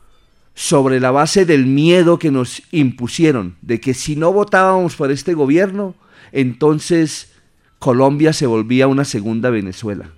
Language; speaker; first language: Spanish; native; Spanish